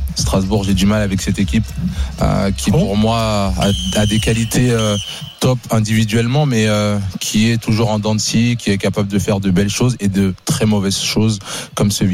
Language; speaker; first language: French; native; French